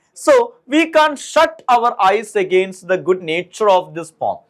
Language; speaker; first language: English; non-native, local second language; Malayalam